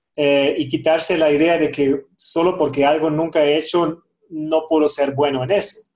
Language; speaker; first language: Spanish; non-native, fluent; German